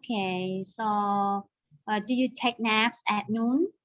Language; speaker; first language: English; non-native, learner; Vietnamese